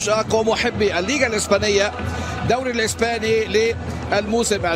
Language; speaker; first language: Arabic; native; Arabic